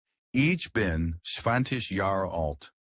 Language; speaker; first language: German; non-native, learner; English